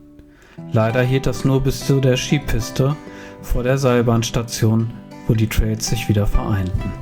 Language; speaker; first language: German; native; German